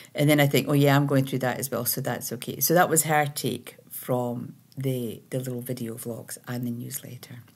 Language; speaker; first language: English; native; English